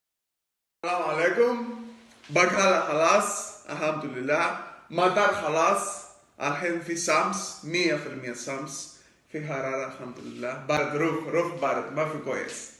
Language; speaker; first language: Arabic; non-native, learner; Greek